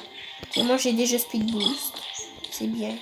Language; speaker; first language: French; native; French